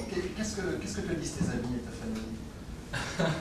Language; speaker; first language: French; native; French